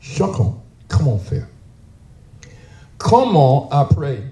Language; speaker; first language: French; non-native, learner; English